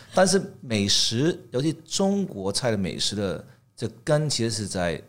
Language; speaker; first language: Chinese; non-native, fluent; Cantonese